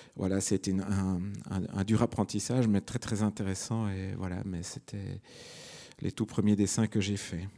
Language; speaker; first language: French; native; French